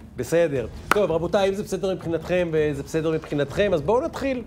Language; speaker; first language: Hebrew; native; Hebrew